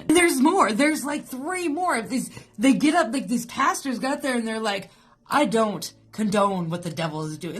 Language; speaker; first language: English; native; English